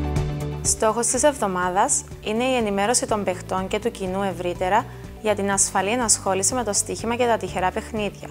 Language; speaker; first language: Greek; native; Greek